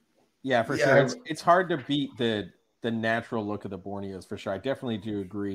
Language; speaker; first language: English; native; English